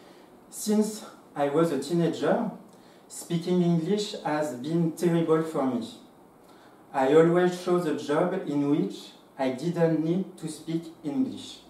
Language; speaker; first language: English; non-native, fluent; French